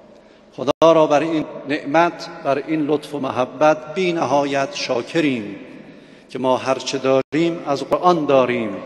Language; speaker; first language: Persian; native; Persian